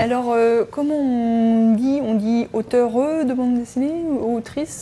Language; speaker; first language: French; native; French